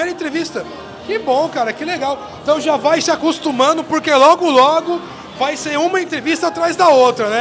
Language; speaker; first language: Portuguese; native; Portuguese